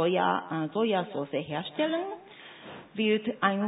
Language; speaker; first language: German; non-native, fluent; Japanese